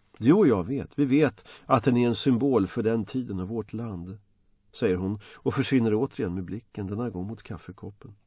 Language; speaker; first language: Swedish; non-native, fluent; Bosnian